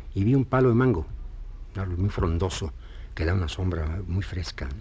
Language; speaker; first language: Spanish; native; Spanish